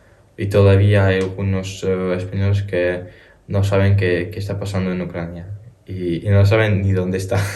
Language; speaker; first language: Spanish; early bilingual, other home language; Ukrainian